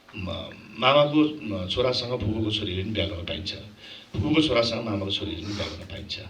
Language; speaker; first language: Nepali; non-native, local second language; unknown